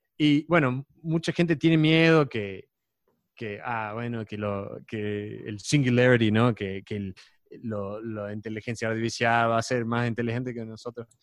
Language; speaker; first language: Spanish; non-native, fluent; English